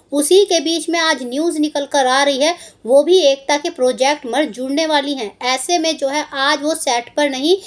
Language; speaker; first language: Hindi; native; Hindi